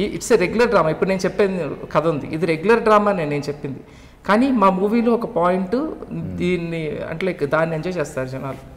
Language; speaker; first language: Telugu; native; Telugu